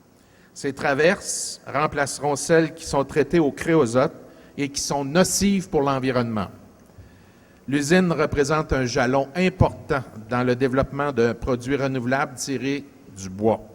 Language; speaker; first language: French; native; French